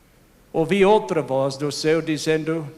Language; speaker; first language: Portuguese; non-native, fluent; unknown